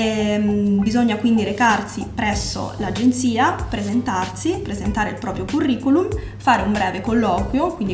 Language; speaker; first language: Italian; native; Italian